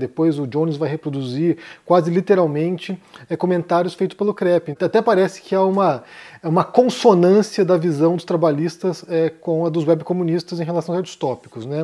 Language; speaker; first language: Portuguese; native; Portuguese